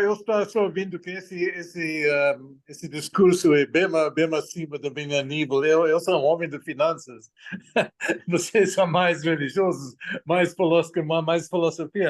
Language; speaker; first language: Portuguese; non-native, fluent; English